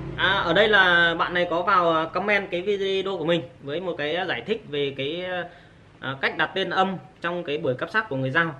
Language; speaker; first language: Vietnamese; non-native, local second language; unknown